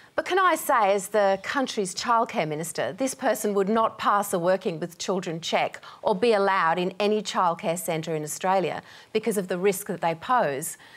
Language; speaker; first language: English; native; English